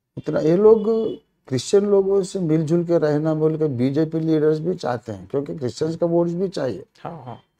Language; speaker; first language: Hindi; non-native, local second language; Telugu